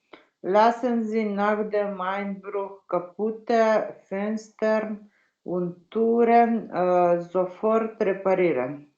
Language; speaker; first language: German; non-native, learner; Macedonian